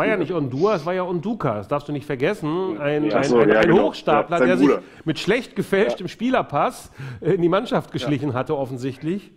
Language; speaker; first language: German; native; German